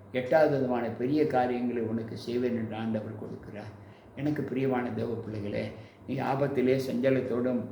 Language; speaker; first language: Tamil; native; Tamil